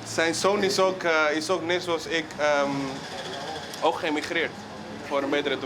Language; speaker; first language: Dutch; non-native, fluent; Spanish